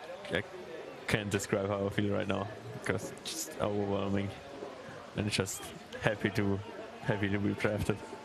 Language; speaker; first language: English; non-native, fluent; German